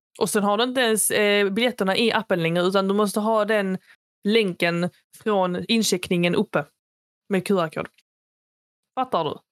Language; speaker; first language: Swedish; early bilingual, other home language; Arabic